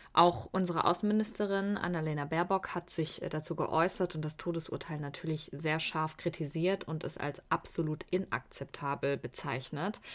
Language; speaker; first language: German; early bilingual, other home language; Persian